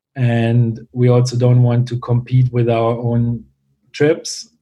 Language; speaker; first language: English; non-native, fluent; German